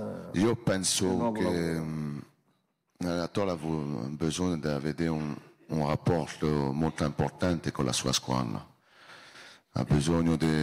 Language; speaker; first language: Italian; non-native, learner; French